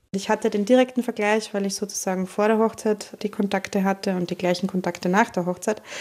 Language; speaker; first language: German; native; German